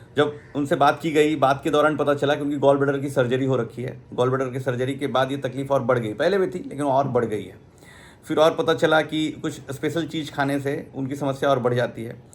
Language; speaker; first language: Hindi; native; Hindi